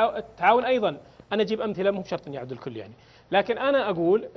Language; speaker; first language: Arabic; native; Arabic